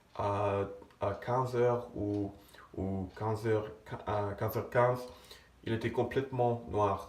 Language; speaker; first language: French; non-native, fluent; English